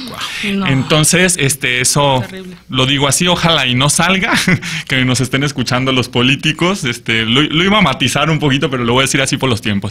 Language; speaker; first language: Spanish; native; Spanish